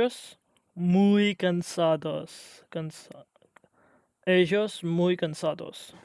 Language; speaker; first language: Spanish; non-native, learner; English